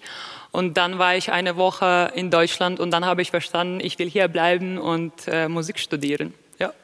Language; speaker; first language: German; non-native, fluent; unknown